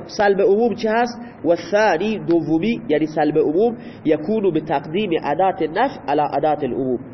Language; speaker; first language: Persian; non-native, local second language; Baluchi